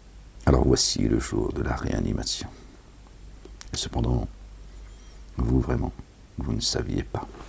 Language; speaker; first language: French; native; French